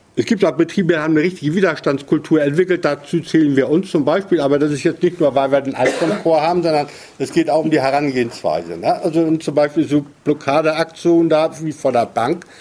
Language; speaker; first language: German; native; German